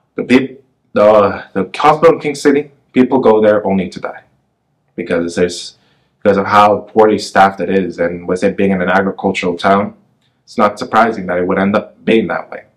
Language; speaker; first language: English; native; English